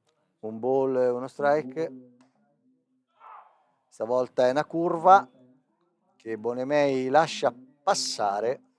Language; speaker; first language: Italian; native; Italian